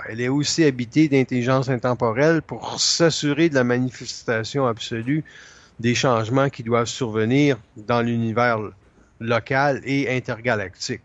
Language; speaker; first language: French; native; French